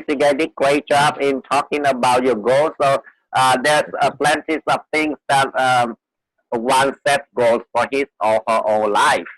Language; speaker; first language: English; non-native, fluent; Vietnamese